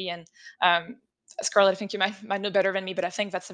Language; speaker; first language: English; non-native, fluent; French